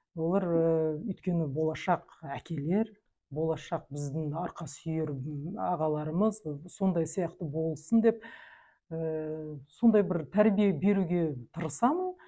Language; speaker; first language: Kazakh; non-native, local second language; Russian